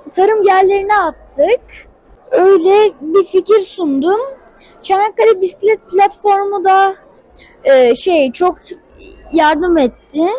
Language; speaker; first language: Turkish; native; Turkish